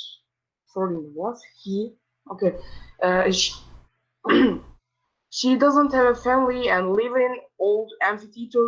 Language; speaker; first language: English; non-native, learner; Turkish